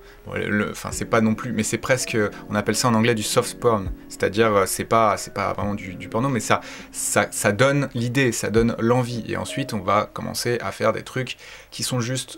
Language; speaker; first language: French; native; French